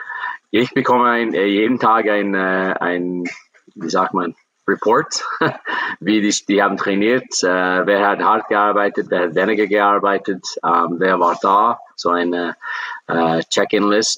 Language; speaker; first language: German; non-native, fluent; English